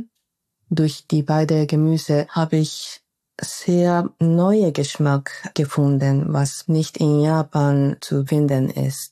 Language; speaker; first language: German; non-native, fluent; Japanese